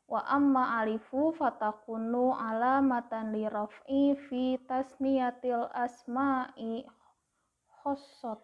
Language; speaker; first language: Arabic; non-native, learner; Indonesian